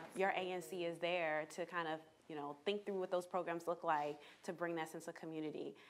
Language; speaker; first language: English; native; English